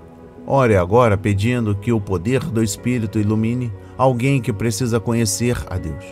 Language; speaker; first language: Portuguese; native; Portuguese